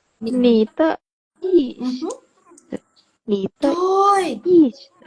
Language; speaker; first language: Chinese; non-native, learner; Indonesian